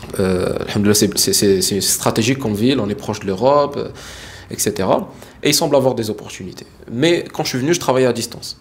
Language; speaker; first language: French; early bilingual, other home language; Arabic